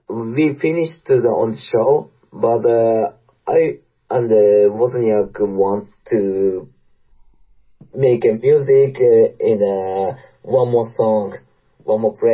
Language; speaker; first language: English; non-native, learner; Japanese